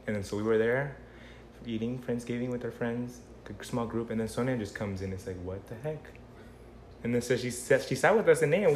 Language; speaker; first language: English; early bilingual, other home language; Spanish